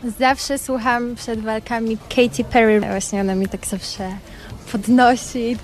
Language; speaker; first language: Polish; native; Polish